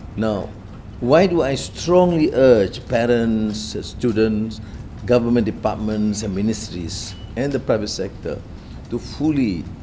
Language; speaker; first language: English; non-native, local second language; Malay